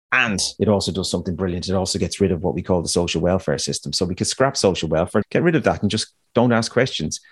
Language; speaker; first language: English; native; English